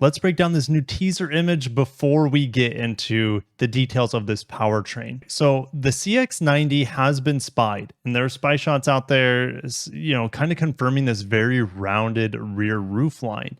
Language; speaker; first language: English; native; English